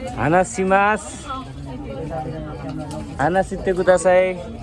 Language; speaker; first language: Japanese; non-native, learner; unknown